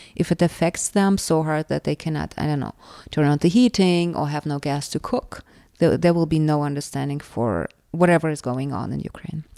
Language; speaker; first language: English; non-native, fluent; Russian